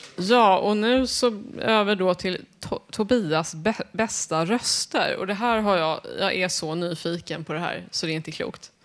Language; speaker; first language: Swedish; native; Swedish